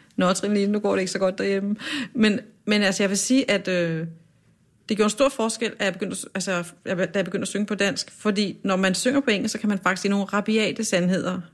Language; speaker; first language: Danish; native; Danish